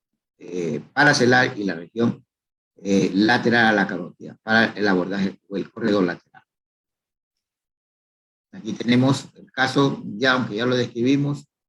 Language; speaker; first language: Spanish; native; Spanish